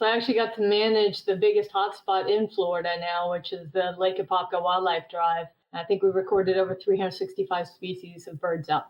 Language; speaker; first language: English; native; English